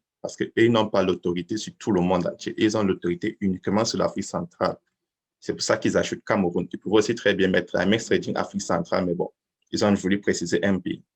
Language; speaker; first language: French; native; French